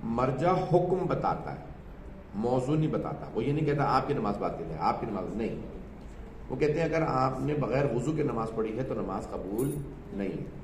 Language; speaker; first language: Urdu; native; Urdu